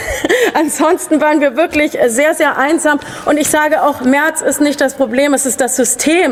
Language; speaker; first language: German; native; German